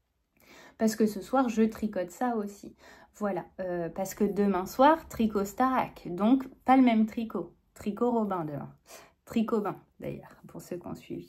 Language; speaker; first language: French; native; French